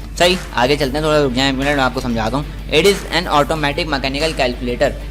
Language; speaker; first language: Urdu; native; Urdu